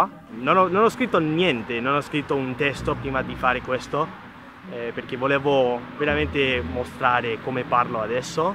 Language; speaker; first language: Italian; non-native, fluent; English